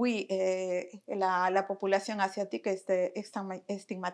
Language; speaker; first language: French; non-native, fluent; Spanish